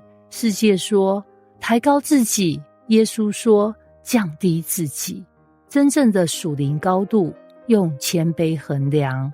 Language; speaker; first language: Chinese; native; Chinese